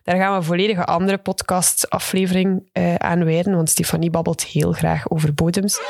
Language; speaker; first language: Dutch; native; Dutch